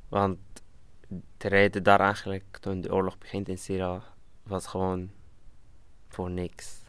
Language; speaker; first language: Dutch; non-native, fluent; Arabic